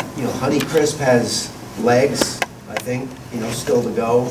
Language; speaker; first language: English; native; English